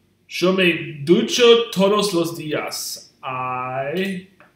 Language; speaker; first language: Spanish; non-native, learner; English